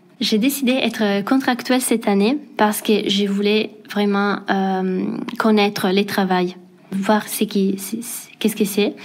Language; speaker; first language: French; non-native, fluent; Italian